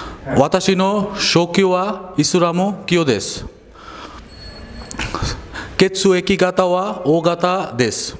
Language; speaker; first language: Japanese; non-native, learner; Bangla